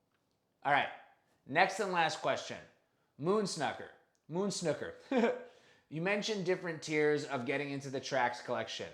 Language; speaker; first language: English; native; English